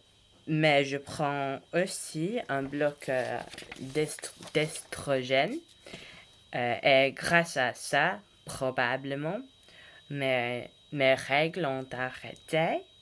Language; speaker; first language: French; non-native, learner; English